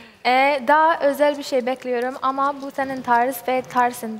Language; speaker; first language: Turkish; non-native, learner; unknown